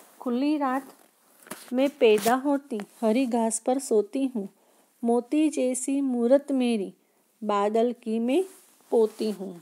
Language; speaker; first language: Hindi; non-native, local second language; Gujarati